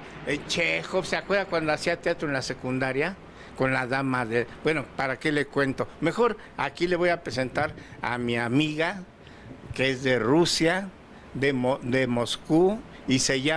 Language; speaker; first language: Spanish; native; Spanish